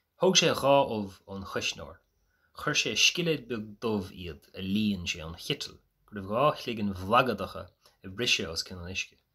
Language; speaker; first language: Irish; native; Irish